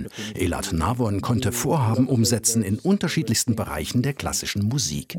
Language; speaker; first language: German; native; German